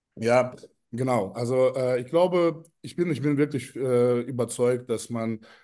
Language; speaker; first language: German; early bilingual, other home language; Russian